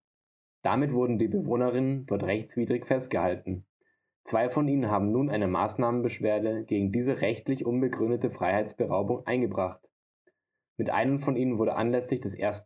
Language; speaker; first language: German; native; German